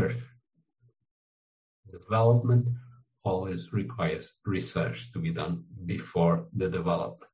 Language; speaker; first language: English; non-native, fluent; Portuguese